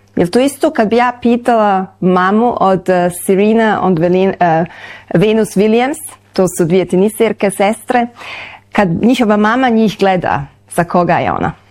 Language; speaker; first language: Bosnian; early bilingual, heritage; Bosnian